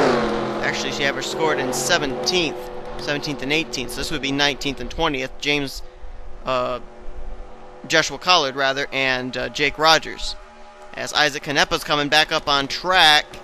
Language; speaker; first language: English; native; English